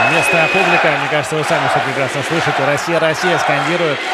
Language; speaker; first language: Russian; native; Russian